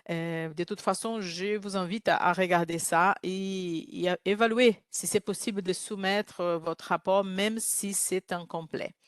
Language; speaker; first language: French; non-native, learner; Portuguese